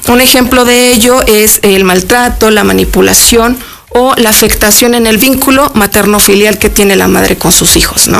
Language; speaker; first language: Spanish; native; Spanish